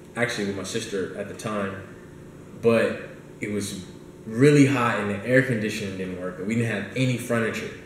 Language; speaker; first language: English; native; English